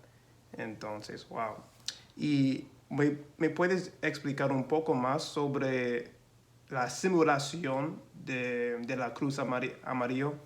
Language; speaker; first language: Spanish; non-native, learner; English